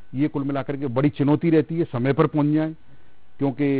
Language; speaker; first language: Hindi; native; Hindi